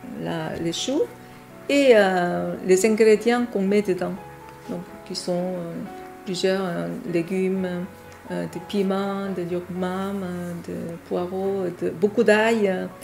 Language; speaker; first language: French; non-native, fluent; Korean